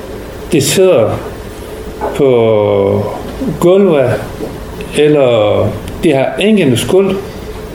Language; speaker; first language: Danish; non-native, learner; Persian